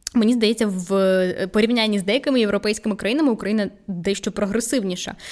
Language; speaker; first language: Ukrainian; non-native, local second language; Russian